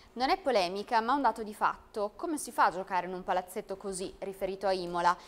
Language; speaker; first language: Italian; native; Italian